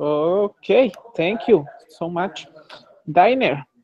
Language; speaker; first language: English; non-native, fluent; Spanish